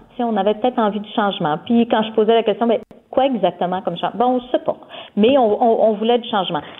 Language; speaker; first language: French; native; French